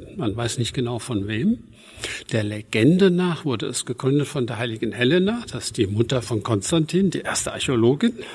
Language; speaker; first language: German; native; German